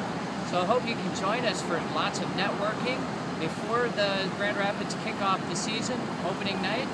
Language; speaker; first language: English; native; English